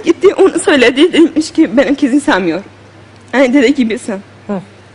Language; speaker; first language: Turkish; non-native, learner; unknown